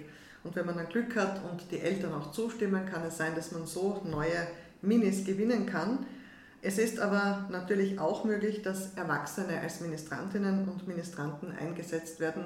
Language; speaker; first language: German; native; German